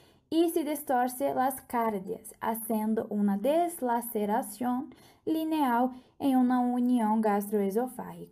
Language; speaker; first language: Portuguese; non-native, learner; Spanish